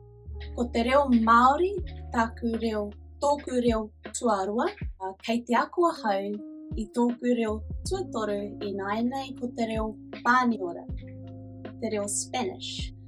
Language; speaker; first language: Māori; non-native, local second language; English